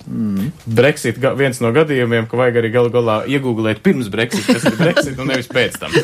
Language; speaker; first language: Latvian; native; Latvian